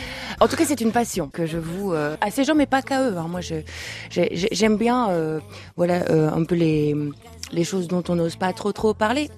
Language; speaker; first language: French; non-native, fluent; Lithuanian